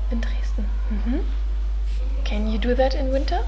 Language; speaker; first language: English; non-native, fluent; German